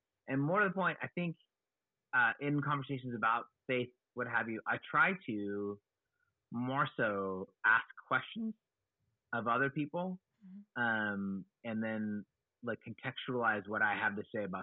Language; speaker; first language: English; native; English